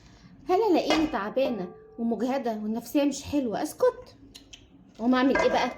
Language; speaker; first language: Arabic; native; Arabic